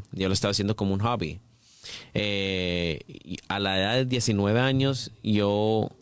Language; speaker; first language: Spanish; early bilingual, heritage; English